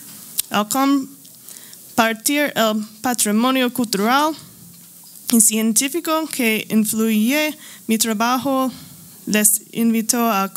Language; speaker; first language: Spanish; non-native, learner; English